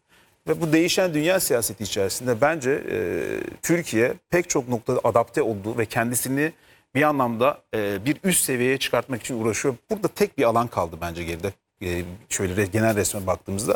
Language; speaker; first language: Turkish; native; Turkish